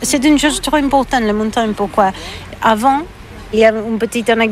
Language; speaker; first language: French; non-native, learner; Catalan